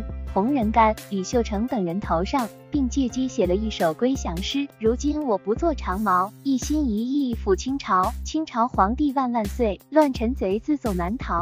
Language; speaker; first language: Chinese; native; Chinese